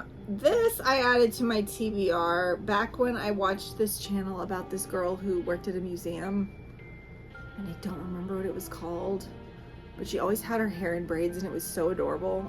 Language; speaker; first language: English; native; English